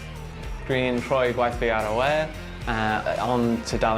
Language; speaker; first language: Welsh; non-native, local second language; English